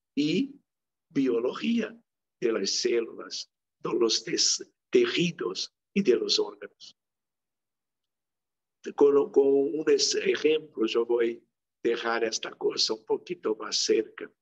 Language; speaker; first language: Spanish; non-native, local second language; Portuguese